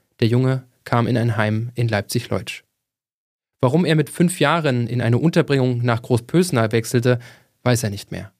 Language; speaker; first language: German; native; German